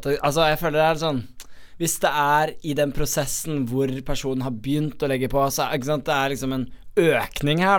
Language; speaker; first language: Norwegian; native; Norwegian